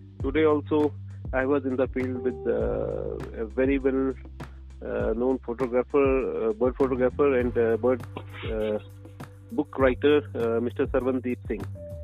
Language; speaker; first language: English; non-native, local second language; Punjabi